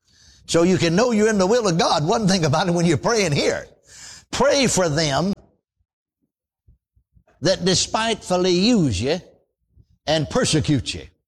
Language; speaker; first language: English; native; English